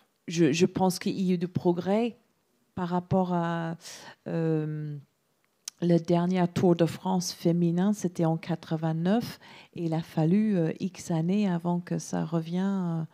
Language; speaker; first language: French; non-native, fluent; English